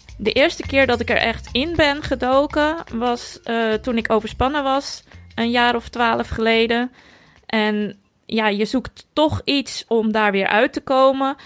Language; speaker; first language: Dutch; native; Dutch